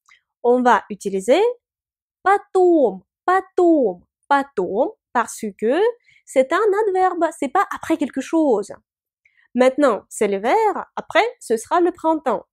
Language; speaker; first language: French; non-native, fluent; Russian